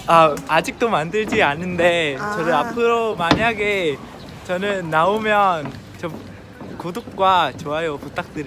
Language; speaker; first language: Korean; non-native, learner; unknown